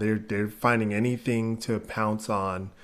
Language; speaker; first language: English; native; English